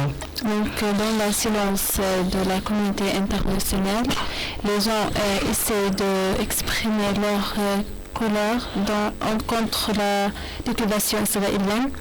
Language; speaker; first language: French; non-native, learner; Arabic